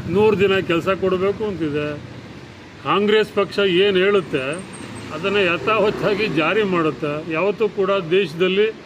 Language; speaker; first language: Kannada; native; Kannada